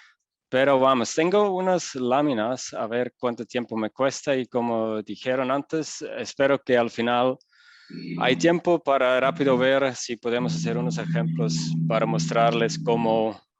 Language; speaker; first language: Spanish; non-native, fluent; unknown